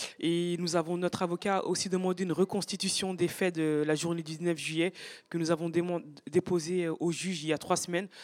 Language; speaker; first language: French; native; French